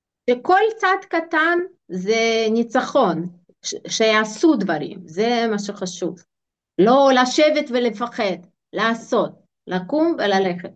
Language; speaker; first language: Hebrew; non-native, fluent; Russian